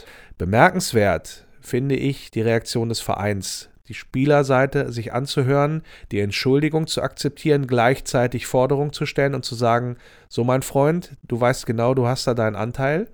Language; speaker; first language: German; native; German